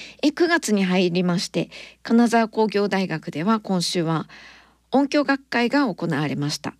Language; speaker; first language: Japanese; native; Japanese